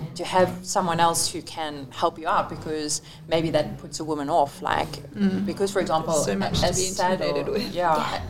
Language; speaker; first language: English; native; English